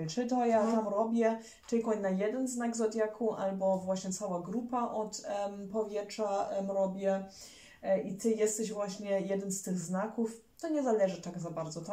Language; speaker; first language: Polish; early bilingual, heritage; German